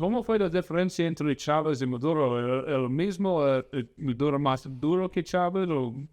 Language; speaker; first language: Spanish; non-native, fluent; English